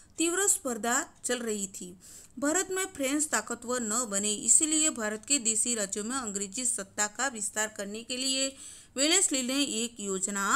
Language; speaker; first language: Hindi; non-native, local second language; Gujarati